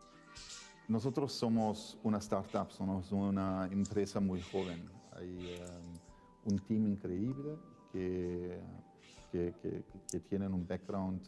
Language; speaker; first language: Spanish; non-native, fluent; Italian